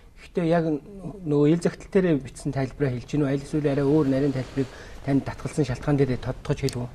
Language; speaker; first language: Mongolian; native; Mongolian